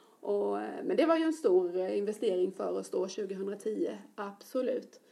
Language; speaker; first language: Swedish; native; Swedish